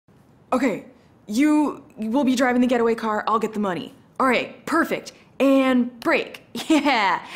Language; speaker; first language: English; native; English